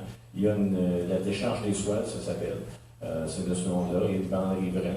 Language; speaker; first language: French; native; French